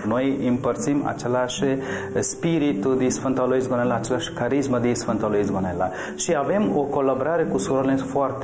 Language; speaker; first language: Romanian; non-native, learner; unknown